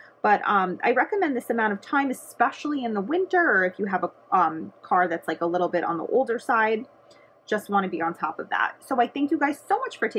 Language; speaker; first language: English; native; English